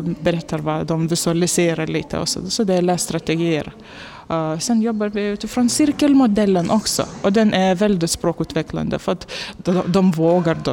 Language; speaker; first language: Swedish; non-native, fluent; Lithuanian